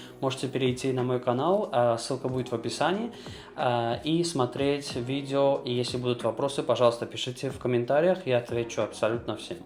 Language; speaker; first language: Russian; non-native, local second language; Azerbaijani